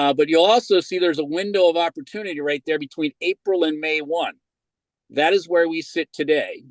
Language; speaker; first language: English; native; English